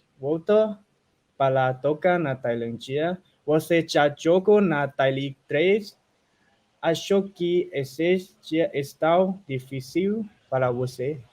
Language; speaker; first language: Portuguese; non-native, learner; Thai